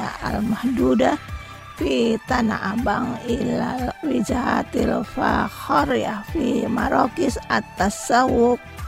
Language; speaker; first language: Arabic; non-native, fluent; Indonesian